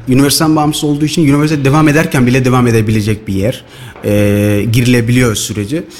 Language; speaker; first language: Turkish; non-native, fluent; Somali